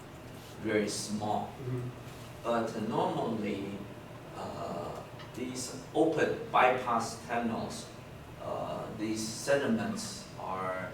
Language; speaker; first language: English; non-native, fluent; Chinese